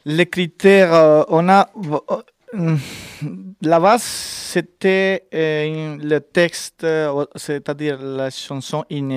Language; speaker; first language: French; non-native, fluent; Spanish